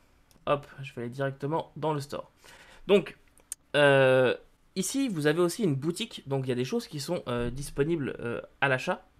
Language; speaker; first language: French; native; French